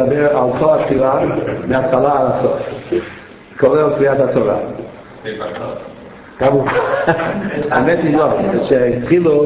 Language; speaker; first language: Hebrew; non-native, fluent; English